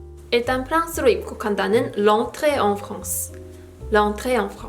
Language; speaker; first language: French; non-native, fluent; Korean